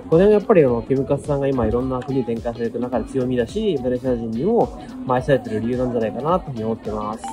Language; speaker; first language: Japanese; native; Japanese